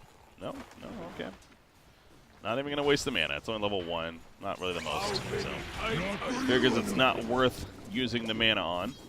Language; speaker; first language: English; native; English